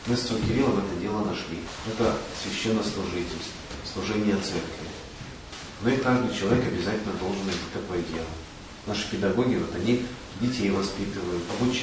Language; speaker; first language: Russian; native; Russian